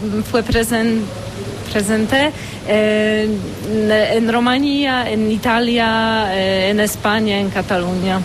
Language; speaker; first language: Spanish; non-native, fluent; Romanian